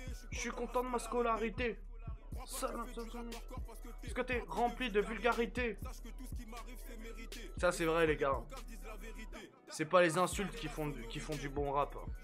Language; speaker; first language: French; native; French